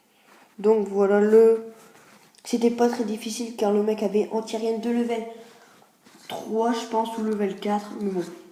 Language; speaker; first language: French; native; French